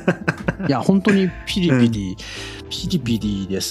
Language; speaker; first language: Japanese; native; Japanese